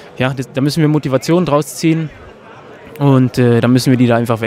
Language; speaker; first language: German; native; German